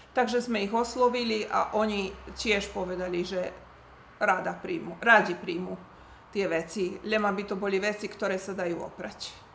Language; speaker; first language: Slovak; native; Slovak